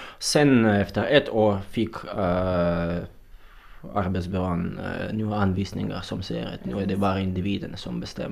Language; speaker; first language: Swedish; non-native, fluent; Russian